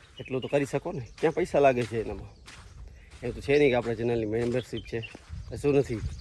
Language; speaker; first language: Gujarati; non-native, local second language; Kachhi